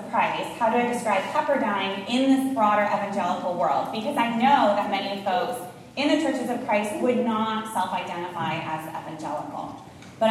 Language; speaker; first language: English; native; English